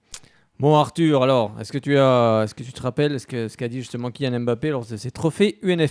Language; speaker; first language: French; native; French